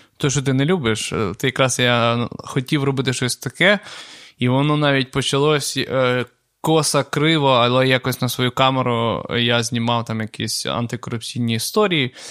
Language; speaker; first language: Ukrainian; non-native, local second language; Russian